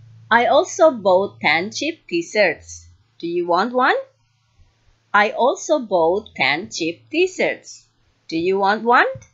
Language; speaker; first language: English; non-native, fluent; Indonesian